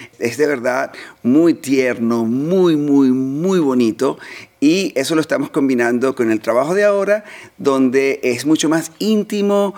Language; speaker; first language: Spanish; native; Spanish